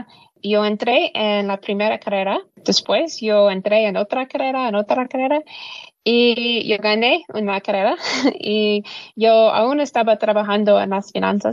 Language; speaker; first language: Spanish; non-native, learner; English